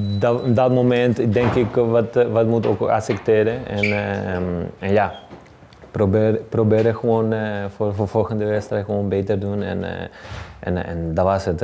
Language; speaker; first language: Dutch; non-native, learner; Spanish